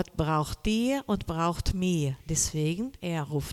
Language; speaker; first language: German; non-native, learner; Portuguese